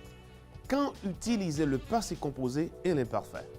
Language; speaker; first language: French; non-native, fluent; Spanish